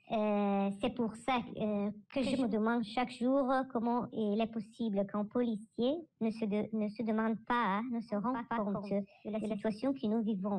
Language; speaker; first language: French; non-native, learner; Italian